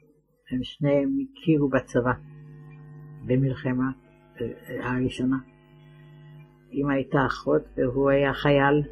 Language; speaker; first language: Hebrew; non-native, fluent; Ladino